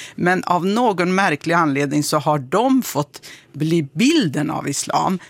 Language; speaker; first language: Swedish; early bilingual, other home language; Kurdish